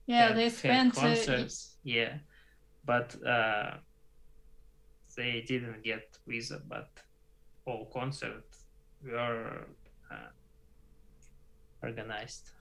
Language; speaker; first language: English; non-native, learner; Russian